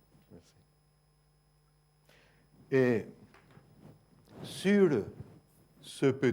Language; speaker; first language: French; non-native, fluent; Greek